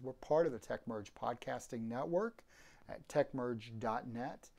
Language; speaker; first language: English; native; English